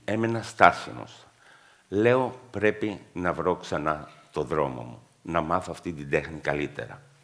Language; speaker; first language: Greek; native; Greek